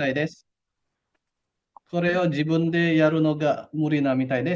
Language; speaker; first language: Japanese; non-native, learner; Indonesian